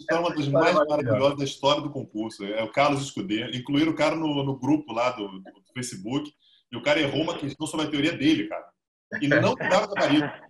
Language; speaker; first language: Portuguese; native; Portuguese